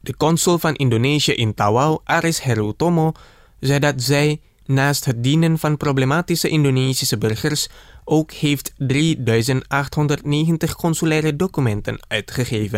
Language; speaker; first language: Dutch; non-native, fluent; Indonesian